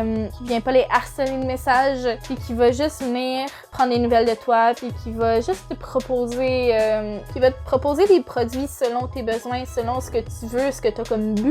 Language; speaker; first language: French; native; French